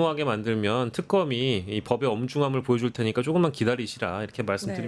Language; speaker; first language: Korean; native; Korean